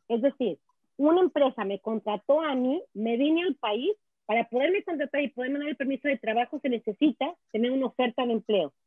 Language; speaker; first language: Spanish; native; Spanish